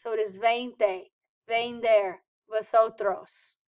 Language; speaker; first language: Spanish; non-native, fluent; English